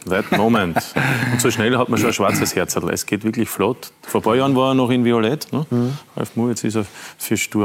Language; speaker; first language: German; native; German